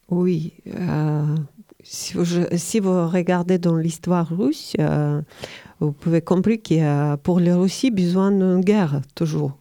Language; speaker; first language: French; non-native, learner; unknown